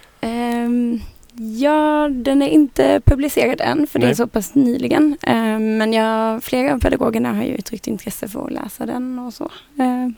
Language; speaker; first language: Swedish; native; Swedish